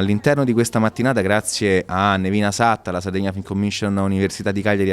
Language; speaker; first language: Italian; native; Italian